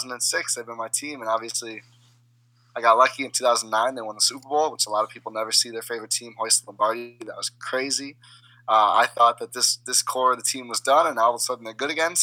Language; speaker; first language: English; native; English